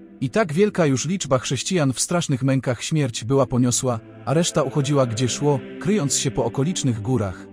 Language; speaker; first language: Polish; native; Polish